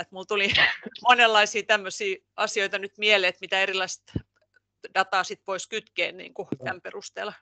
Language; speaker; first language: Finnish; native; Finnish